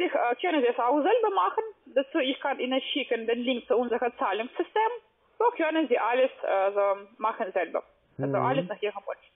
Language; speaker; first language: German; non-native, learner; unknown